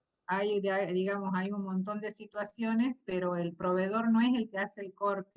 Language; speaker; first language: Spanish; native; Spanish